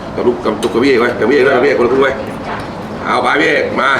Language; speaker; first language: Thai; native; Thai